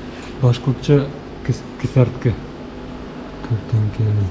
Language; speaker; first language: Turkish; non-native, learner; Bashkir